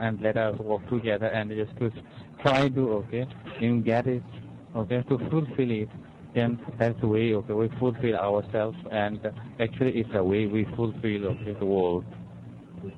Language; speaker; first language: English; non-native, fluent; Chinese